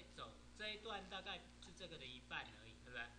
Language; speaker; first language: Chinese; native; Chinese